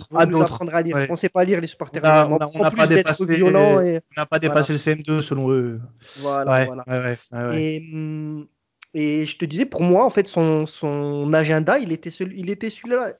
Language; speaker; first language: French; native; French